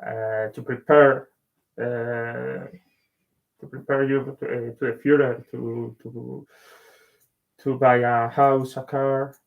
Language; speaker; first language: English; non-native, learner; Spanish